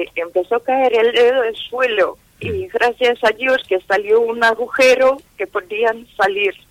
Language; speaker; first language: Spanish; non-native, fluent; Ukrainian